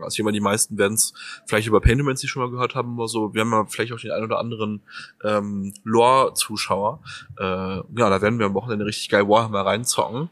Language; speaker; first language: German; native; German